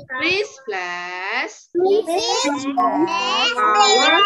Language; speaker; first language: English; non-native, local second language; Indonesian